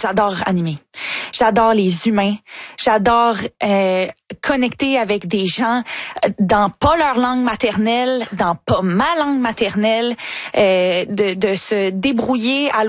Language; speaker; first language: French; native; French